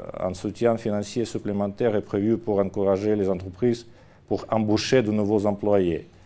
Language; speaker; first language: French; non-native, fluent; Russian